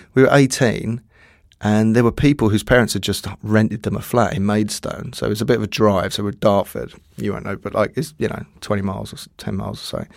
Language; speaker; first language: English; native; English